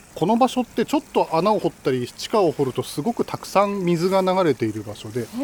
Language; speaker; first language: Japanese; native; Japanese